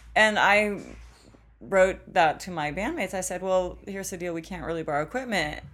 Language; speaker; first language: English; native; English